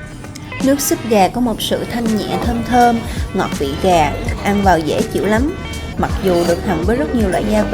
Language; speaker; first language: Vietnamese; native; Vietnamese